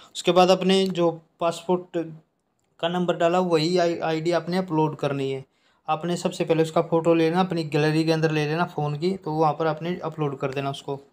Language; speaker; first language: Hindi; native; Hindi